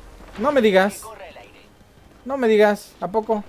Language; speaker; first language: Spanish; native; Spanish